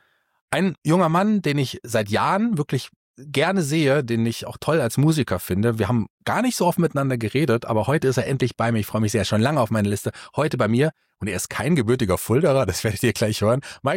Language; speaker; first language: German; native; German